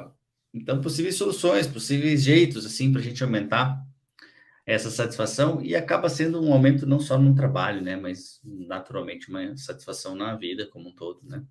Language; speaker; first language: Portuguese; native; Portuguese